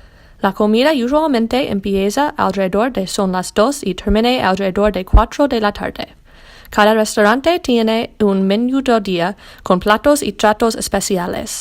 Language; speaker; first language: Spanish; non-native, learner; English